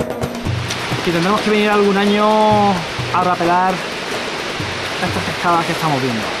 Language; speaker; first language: Spanish; native; Spanish